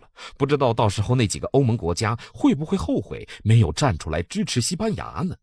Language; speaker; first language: Chinese; native; Chinese